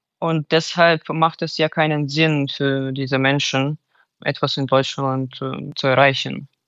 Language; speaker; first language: German; non-native, fluent; Russian